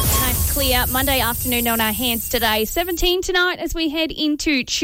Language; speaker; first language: English; native; English